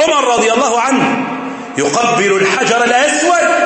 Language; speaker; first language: Arabic; native; Arabic